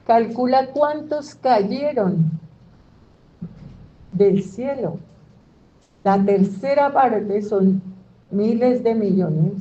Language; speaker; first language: Spanish; native; Spanish